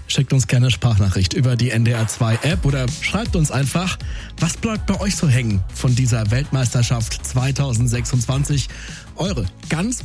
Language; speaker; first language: German; native; German